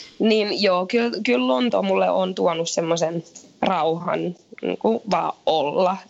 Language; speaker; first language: Finnish; early bilingual, heritage; Finnish